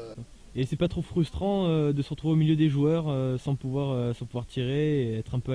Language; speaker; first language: French; native; French